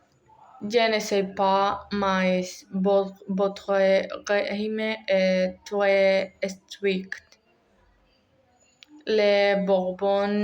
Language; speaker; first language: French; non-native, learner; Spanish